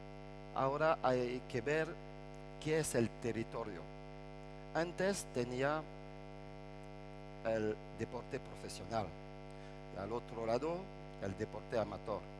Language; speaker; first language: Spanish; non-native, fluent; French